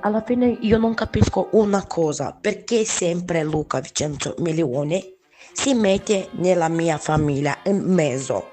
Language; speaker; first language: Italian; non-native, learner; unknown